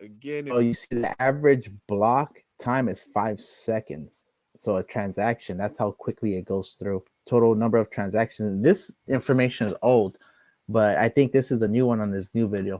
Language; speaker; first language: English; native; English